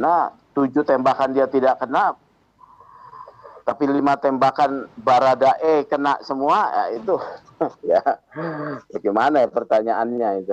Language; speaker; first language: Indonesian; native; Indonesian